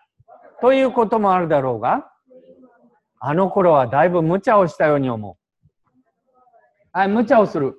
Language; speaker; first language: Japanese; native; Japanese